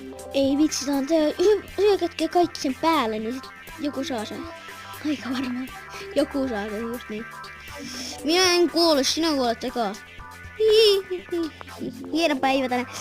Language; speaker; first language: Finnish; native; Finnish